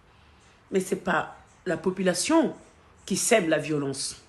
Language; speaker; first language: French; non-native, local second language; Wolof